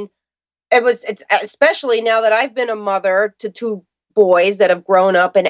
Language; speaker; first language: English; native; English